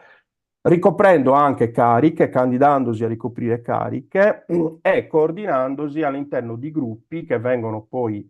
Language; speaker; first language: Italian; native; Italian